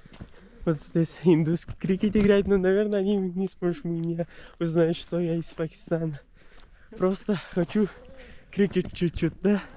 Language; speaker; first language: Russian; non-native, learner; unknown